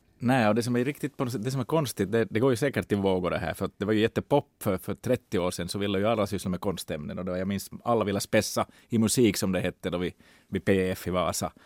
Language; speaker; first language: Swedish; native; Swedish